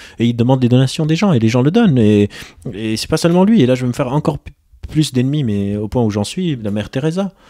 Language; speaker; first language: French; non-native, local second language; Arabic